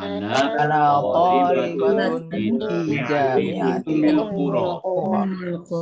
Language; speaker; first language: Arabic; non-native, learner; Indonesian